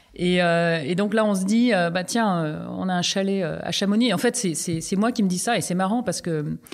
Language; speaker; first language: French; native; French